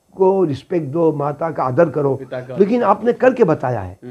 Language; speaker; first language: Hindi; native; Hindi